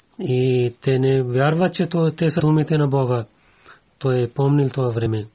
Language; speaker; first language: Bulgarian; non-native, learner; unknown